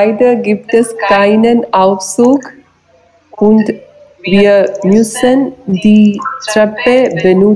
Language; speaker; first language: German; non-native, learner; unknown